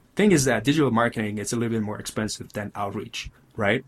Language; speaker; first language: English; early bilingual, other home language; Spanish